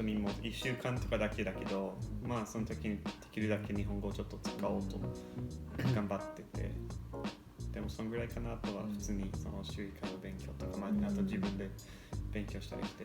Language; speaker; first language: Japanese; non-native, fluent; English